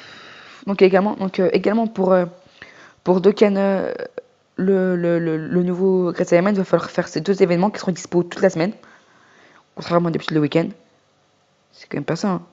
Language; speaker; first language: French; native; French